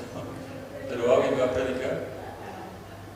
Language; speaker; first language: Spanish; non-native, fluent; English